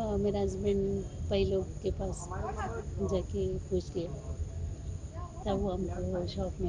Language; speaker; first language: Hindi; non-native, local second language; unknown